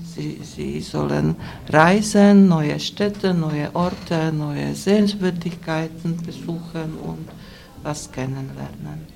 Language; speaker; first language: German; non-native, fluent; Slovak